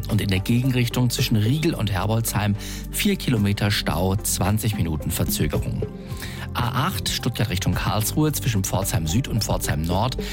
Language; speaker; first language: German; native; German